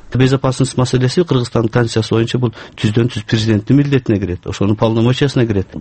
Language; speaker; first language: Kyrgyz; native; Kyrgyz